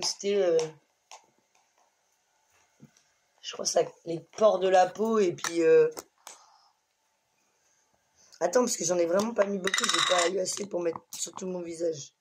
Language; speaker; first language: French; native; French